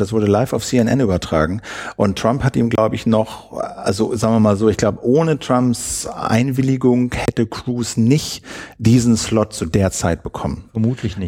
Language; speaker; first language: German; native; German